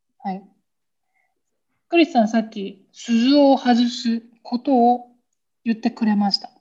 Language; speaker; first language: Japanese; native; Japanese